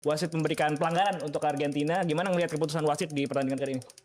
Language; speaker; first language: Indonesian; native; Indonesian